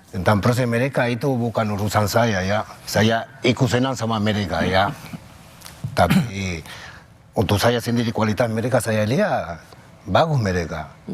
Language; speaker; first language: Indonesian; non-native, fluent; Spanish